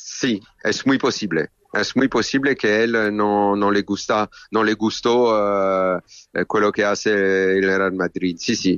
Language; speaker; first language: Spanish; non-native, learner; French